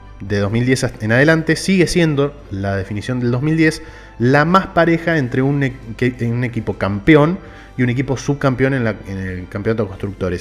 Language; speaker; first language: Spanish; native; Spanish